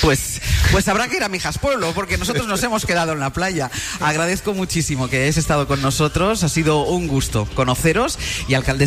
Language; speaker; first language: Spanish; native; Spanish